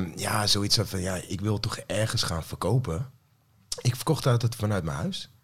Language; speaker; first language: Dutch; native; Dutch